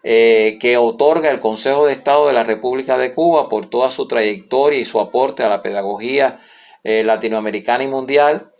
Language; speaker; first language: Spanish; native; Spanish